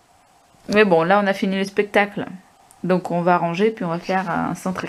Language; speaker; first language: French; native; French